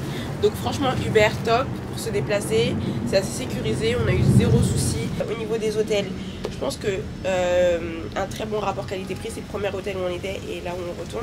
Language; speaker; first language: French; native; French